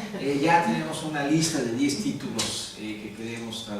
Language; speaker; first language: Spanish; native; Spanish